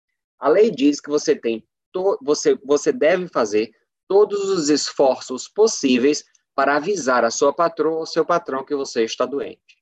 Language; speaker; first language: Portuguese; native; Portuguese